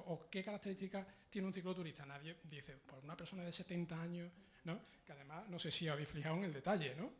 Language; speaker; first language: Spanish; native; Spanish